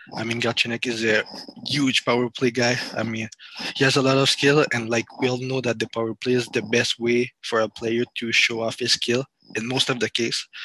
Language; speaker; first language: English; non-native, fluent; French